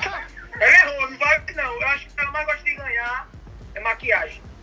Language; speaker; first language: Portuguese; native; Portuguese